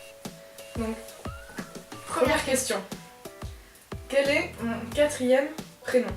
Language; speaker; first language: French; native; French